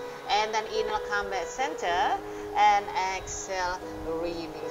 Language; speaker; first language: English; non-native, fluent; Indonesian